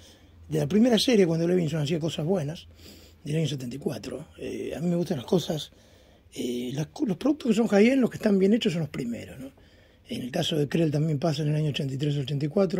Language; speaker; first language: Spanish; native; Spanish